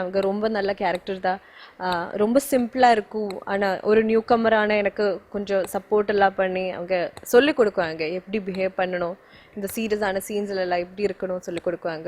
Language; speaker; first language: Tamil; non-native, learner; Malayalam